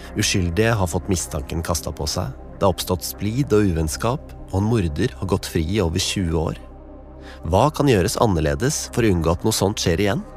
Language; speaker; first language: Norwegian; native; Norwegian